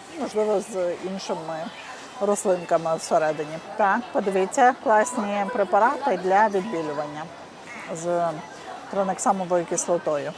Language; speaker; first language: Ukrainian; native; Ukrainian